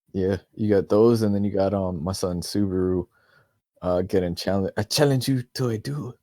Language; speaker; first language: English; native; English